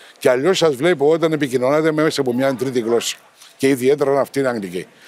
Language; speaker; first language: Greek; non-native, local second language; Turkish